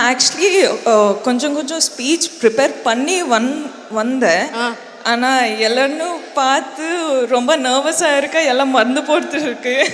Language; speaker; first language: Tamil; non-native, learner; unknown